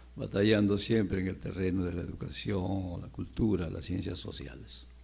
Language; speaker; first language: Spanish; native; Spanish